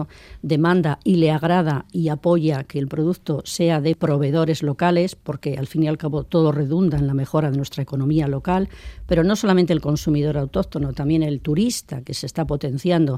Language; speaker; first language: Spanish; native; Spanish